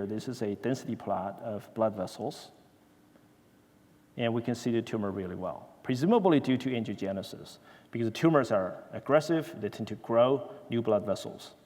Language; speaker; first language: English; non-native, fluent; Chinese